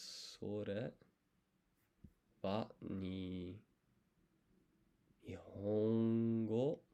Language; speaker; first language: Japanese; non-native, learner; English